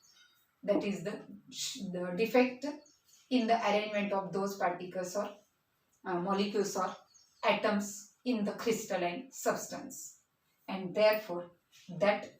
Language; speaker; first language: English; non-native, local second language; Marathi